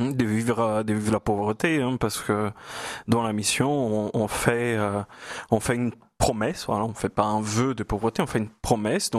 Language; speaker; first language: French; non-native, fluent; Portuguese